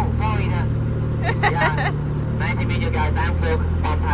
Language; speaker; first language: English; non-native, fluent; Thai